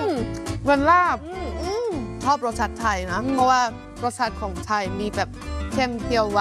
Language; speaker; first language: Thai; non-native, fluent; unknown